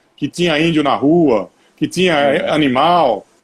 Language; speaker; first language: Portuguese; native; Portuguese